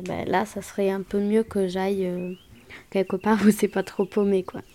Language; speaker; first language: French; non-native, local second language; German